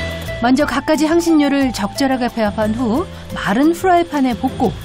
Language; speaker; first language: Korean; native; Korean